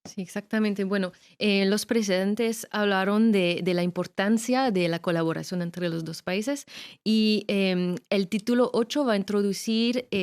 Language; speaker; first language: Spanish; non-native, fluent; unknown